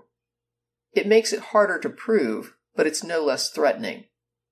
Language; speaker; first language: English; native; English